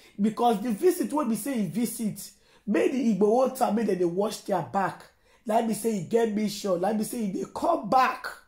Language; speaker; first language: Nigerian Pidgin; non-native, local second language; Yoruba